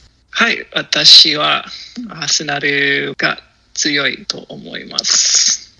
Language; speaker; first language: Japanese; non-native, learner; English